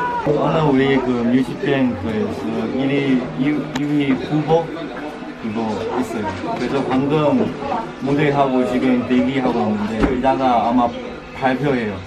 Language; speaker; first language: Korean; non-native, learner; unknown